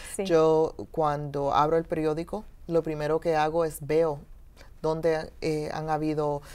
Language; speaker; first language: Spanish; early bilingual, heritage; Spanish